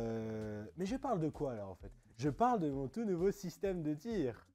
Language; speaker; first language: French; native; French